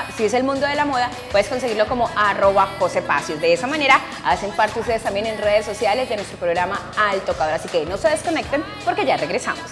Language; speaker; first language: Spanish; native; Spanish